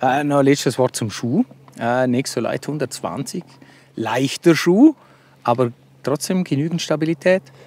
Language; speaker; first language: German; native; German